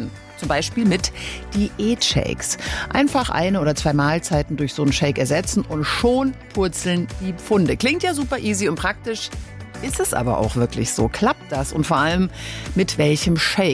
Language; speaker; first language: German; native; German